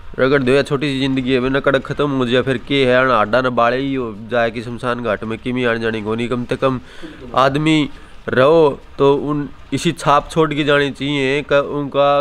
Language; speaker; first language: Hindi; native; Hindi